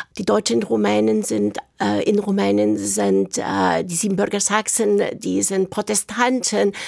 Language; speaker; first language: German; early bilingual, heritage; German